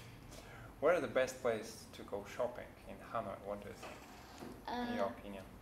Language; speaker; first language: English; non-native, fluent; Vietnamese